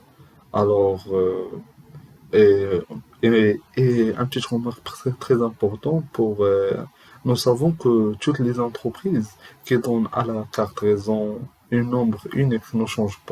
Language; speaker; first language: French; non-native, learner; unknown